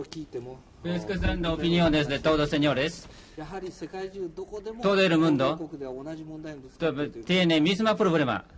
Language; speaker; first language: Spanish; non-native, learner; Japanese